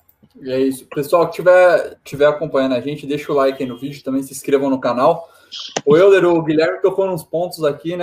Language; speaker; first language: Portuguese; native; Portuguese